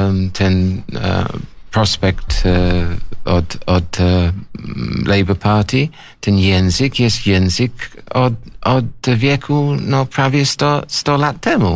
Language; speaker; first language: Polish; non-native, fluent; English